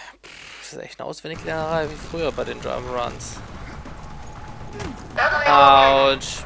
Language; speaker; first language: German; native; German